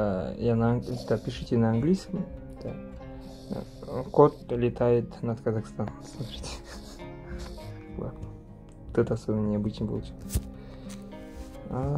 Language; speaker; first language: Russian; non-native, local second language; Kazakh